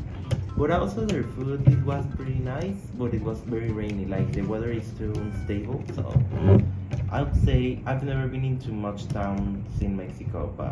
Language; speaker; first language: English; non-native, fluent; Spanish